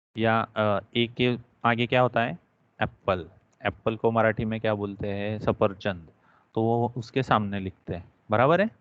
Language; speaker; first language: Hindi; non-native, local second language; Marathi